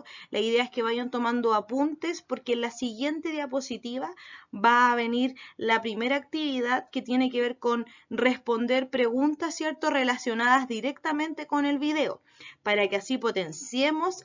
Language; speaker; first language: Spanish; native; Spanish